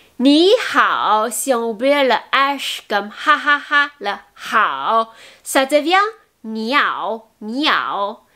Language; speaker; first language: French; non-native, fluent; Chinese